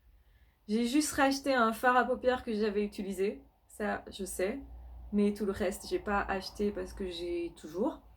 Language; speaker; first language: French; native; French